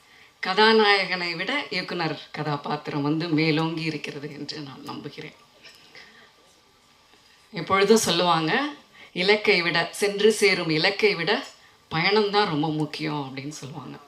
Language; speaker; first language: Tamil; native; Tamil